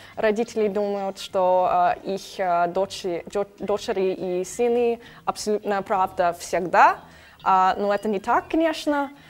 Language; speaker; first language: Russian; non-native, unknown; English